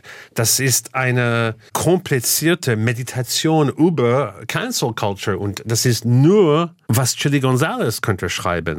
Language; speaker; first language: German; non-native, fluent; English